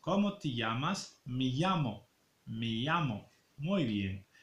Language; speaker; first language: Spanish; non-native, fluent; Arabic